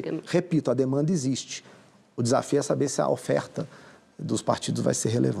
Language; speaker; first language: Portuguese; native; Portuguese